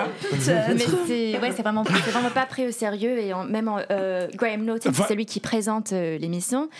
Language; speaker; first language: French; early bilingual, heritage; English